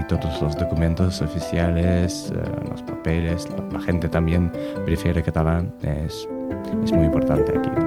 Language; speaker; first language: Spanish; non-native, learner; Russian